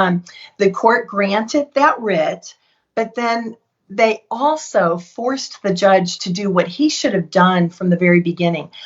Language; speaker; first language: English; native; English